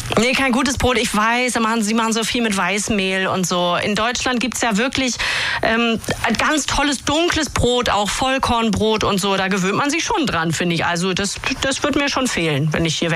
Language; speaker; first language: German; native; German